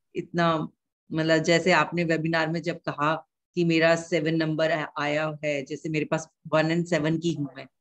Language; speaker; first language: Hindi; native; Hindi